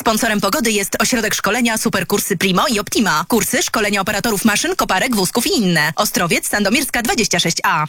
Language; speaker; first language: Polish; native; Polish